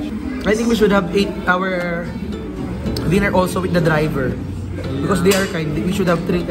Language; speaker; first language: English; non-native, learner; Filipino